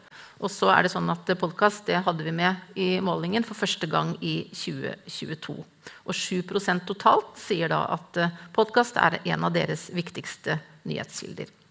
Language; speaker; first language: Norwegian; native; Norwegian